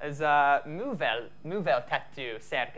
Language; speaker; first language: Hungarian; non-native, fluent; English